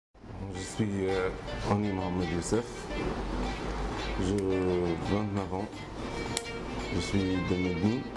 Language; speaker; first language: French; non-native, local second language; Arabic